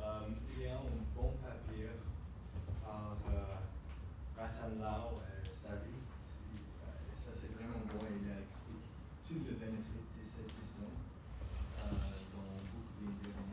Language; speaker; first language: French; non-native, learner; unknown